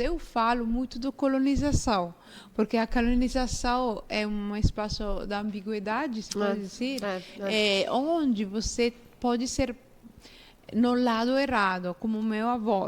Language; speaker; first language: Portuguese; non-native, fluent; Italian